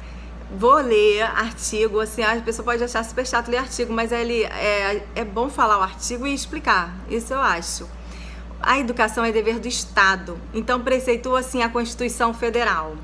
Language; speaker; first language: Portuguese; native; Portuguese